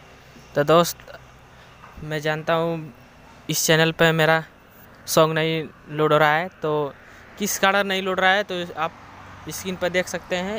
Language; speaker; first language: Hindi; non-native, local second language; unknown